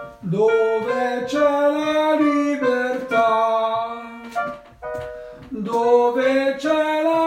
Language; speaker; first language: Italian; non-native, learner; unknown